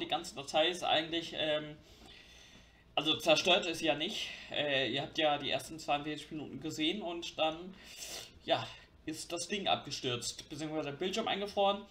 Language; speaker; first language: German; native; German